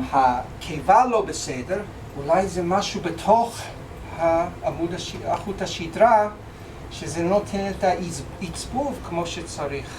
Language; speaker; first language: Hebrew; non-native, fluent; English